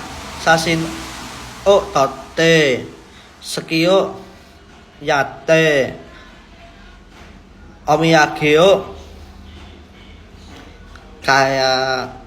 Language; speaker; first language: Japanese; non-native, learner; Indonesian